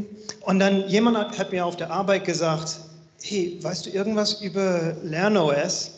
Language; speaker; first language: German; non-native, learner; English